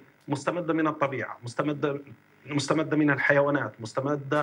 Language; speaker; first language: Arabic; native; Arabic